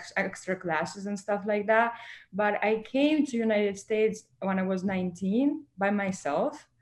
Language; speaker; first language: English; non-native, fluent; Russian